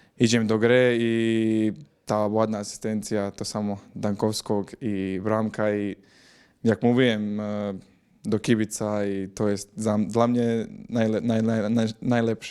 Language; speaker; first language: Polish; non-native, learner; Croatian